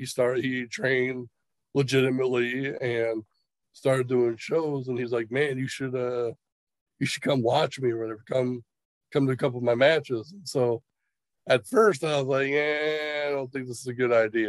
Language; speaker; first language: English; native; English